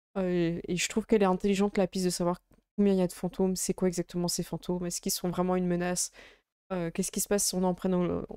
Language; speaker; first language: French; native; French